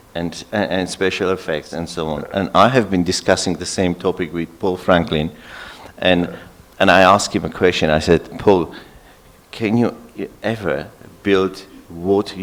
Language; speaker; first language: English; non-native, fluent; Armenian